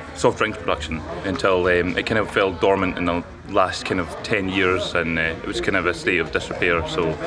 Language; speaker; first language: English; native; English